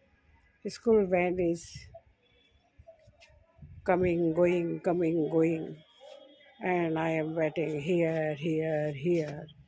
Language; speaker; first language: English; non-native, learner; Hindi